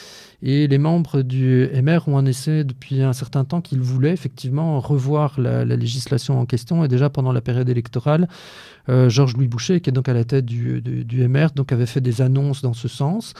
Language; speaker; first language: French; native; French